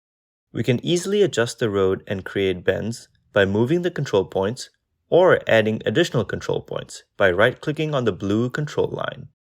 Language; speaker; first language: English; native; English